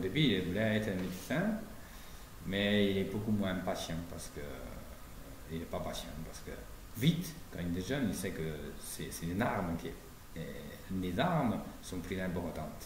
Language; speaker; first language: French; non-native, fluent; Chinese